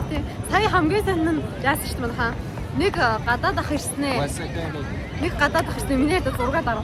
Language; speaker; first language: Mongolian; native; Mongolian